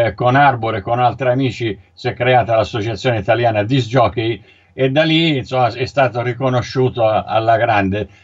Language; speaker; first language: Italian; native; Italian